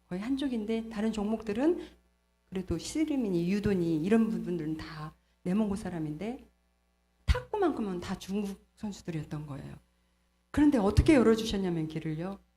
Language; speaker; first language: Korean; native; Korean